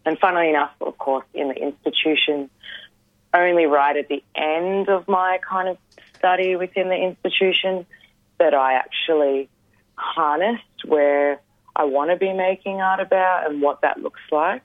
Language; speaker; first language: English; native; English